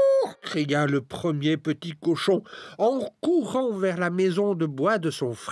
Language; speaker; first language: French; native; French